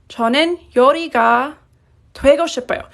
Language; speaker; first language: Korean; non-native, fluent; English